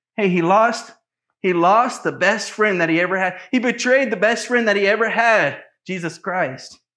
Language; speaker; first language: English; native; English